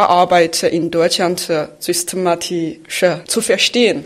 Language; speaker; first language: German; non-native, fluent; Chinese